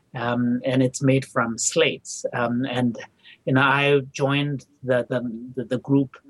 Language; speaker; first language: English; non-native, local second language; Tibetan